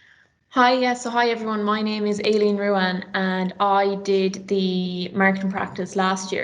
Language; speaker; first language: English; native; English